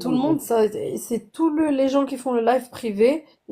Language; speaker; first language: French; native; French